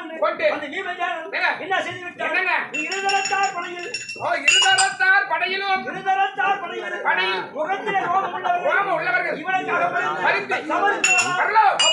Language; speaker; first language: Tamil; native; Tamil